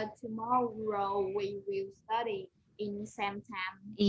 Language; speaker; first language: English; non-native, learner; Vietnamese